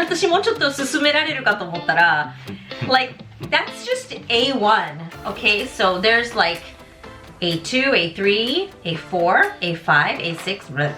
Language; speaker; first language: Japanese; non-native, fluent; English